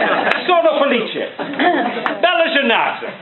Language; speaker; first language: Italian; non-native, learner; English